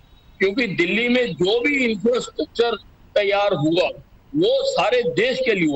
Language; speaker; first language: Hindi; native; Hindi